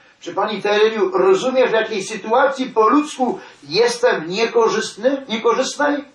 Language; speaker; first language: Polish; native; Polish